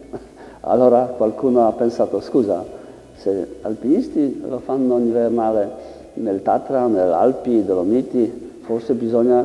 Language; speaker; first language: Italian; non-native, learner; Polish